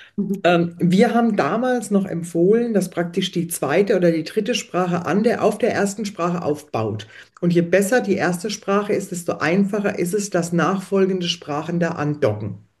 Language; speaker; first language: German; native; German